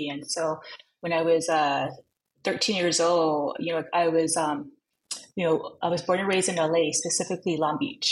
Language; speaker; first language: English; native; English